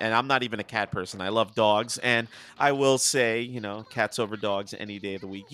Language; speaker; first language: English; native; English